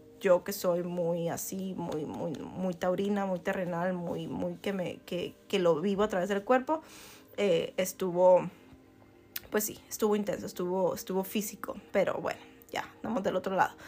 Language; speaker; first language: Spanish; native; Spanish